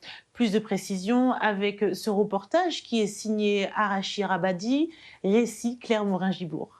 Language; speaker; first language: French; native; French